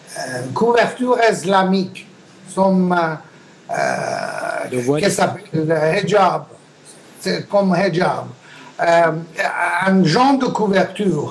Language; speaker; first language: French; non-native, learner; Persian